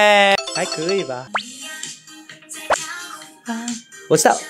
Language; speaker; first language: Chinese; non-native, learner; Japanese